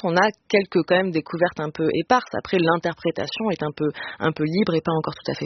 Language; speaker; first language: French; native; French